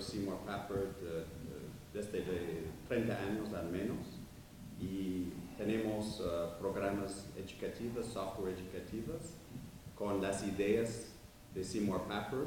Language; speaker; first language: Spanish; non-native, learner; English